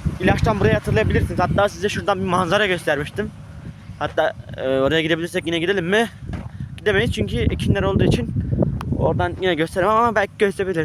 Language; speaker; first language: Turkish; native; Turkish